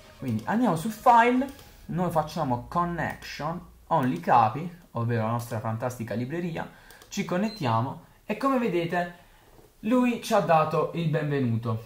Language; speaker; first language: Italian; native; Italian